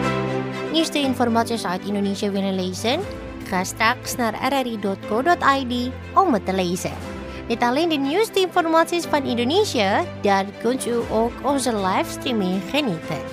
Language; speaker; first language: Dutch; non-native, fluent; Indonesian